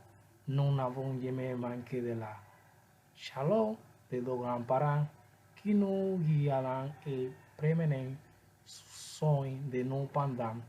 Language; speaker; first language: French; non-native, learner; Spanish